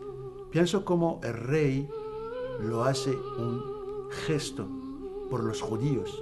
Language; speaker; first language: Spanish; non-native, fluent; Arabic